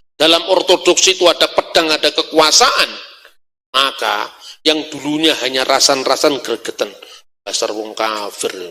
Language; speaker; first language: Indonesian; non-native, local second language; Javanese